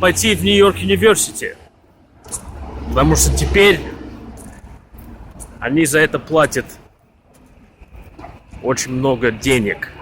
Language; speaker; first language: Russian; early bilingual, heritage; Russian